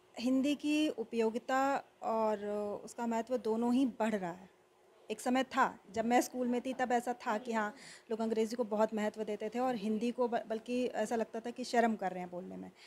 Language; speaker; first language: Hindi; native; Hindi